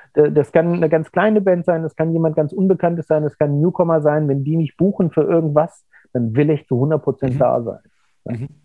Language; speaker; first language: German; native; German